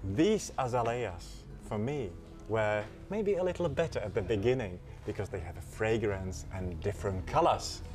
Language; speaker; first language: English; non-native, fluent; Czech